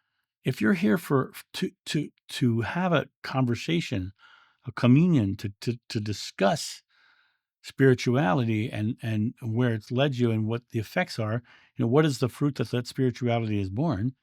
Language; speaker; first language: English; native; English